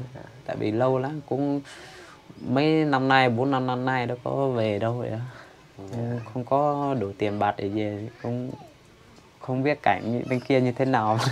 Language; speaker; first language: Vietnamese; non-native, local second language; Iu Mien